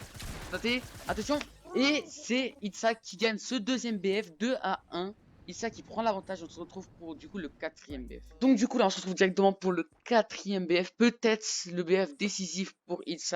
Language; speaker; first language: French; native; French